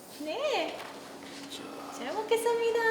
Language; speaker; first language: Korean; non-native, learner; Japanese